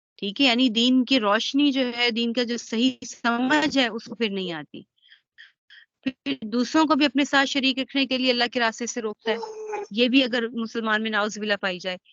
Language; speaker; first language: Urdu; native; Urdu